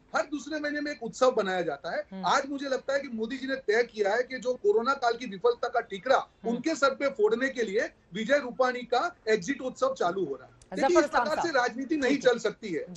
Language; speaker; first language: Hindi; non-native, local second language; Gujarati